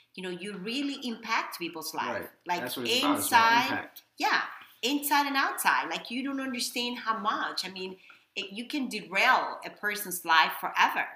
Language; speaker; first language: English; non-native, fluent; Spanish